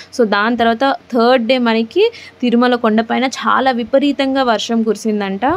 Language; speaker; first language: Telugu; non-native, local second language; Lambadi